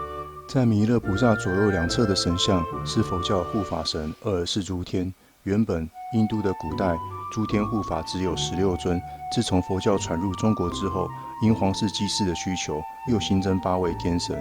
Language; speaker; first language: Chinese; native; Chinese